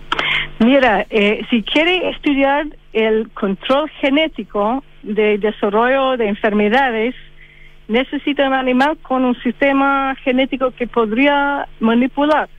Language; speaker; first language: Spanish; non-native, fluent; English